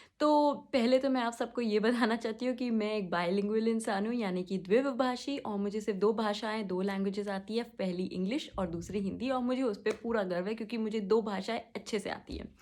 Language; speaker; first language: Hindi; native; Hindi